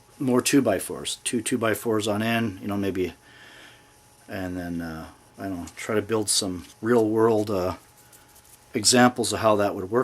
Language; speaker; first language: English; native; English